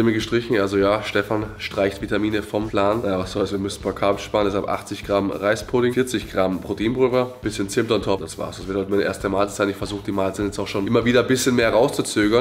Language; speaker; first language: German; native; German